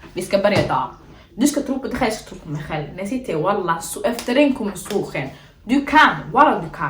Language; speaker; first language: Swedish; early bilingual, other home language; Somali